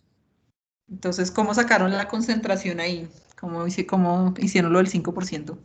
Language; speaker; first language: Spanish; native; Spanish